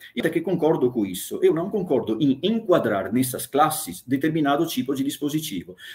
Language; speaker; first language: Portuguese; non-native, fluent; Italian